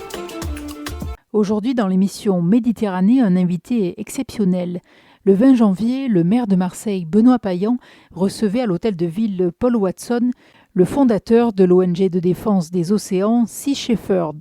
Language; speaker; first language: French; native; French